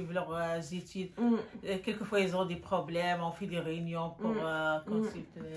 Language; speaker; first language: French; non-native, local second language; Arabic